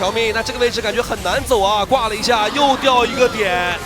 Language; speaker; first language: Chinese; native; Chinese